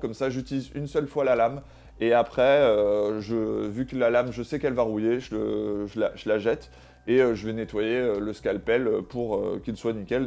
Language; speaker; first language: French; native; French